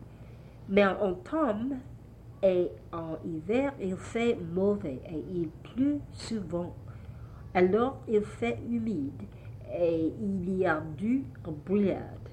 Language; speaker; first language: French; non-native, learner; English